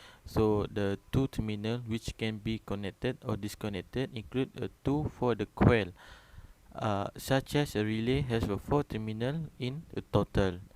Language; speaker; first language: English; non-native, local second language; Malay